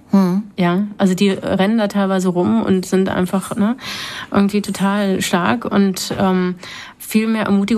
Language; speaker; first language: German; native; German